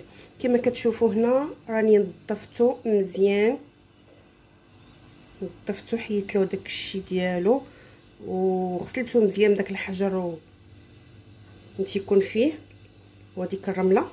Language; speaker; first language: Arabic; native; Arabic